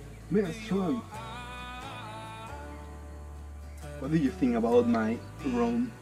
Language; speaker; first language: English; non-native, learner; Spanish